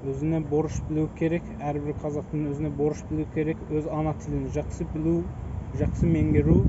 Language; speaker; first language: Kazakh; non-native, fluent; Azerbaijani